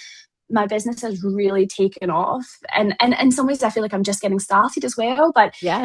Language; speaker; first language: English; native; English